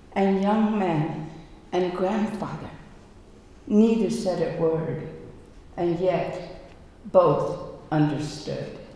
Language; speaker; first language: English; native; English